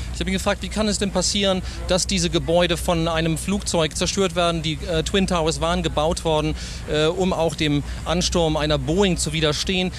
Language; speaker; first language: German; native; German